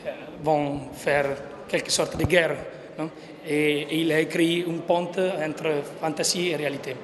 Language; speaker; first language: French; non-native, learner; Italian